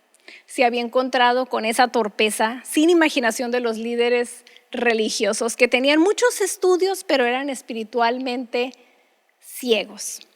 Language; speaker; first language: Spanish; native; Spanish